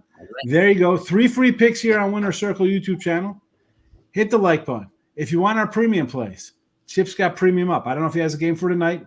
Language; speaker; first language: English; native; English